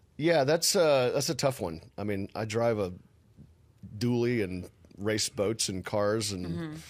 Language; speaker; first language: English; native; English